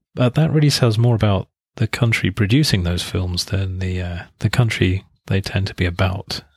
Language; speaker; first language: English; native; English